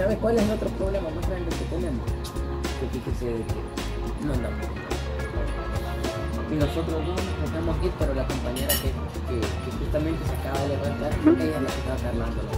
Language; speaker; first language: Spanish; native; Spanish